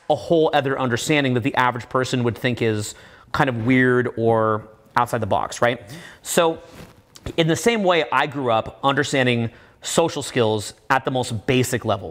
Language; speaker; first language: English; native; English